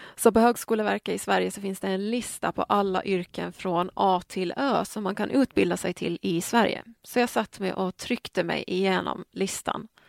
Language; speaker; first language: Swedish; native; Swedish